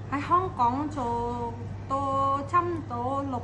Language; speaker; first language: Cantonese; non-native, fluent; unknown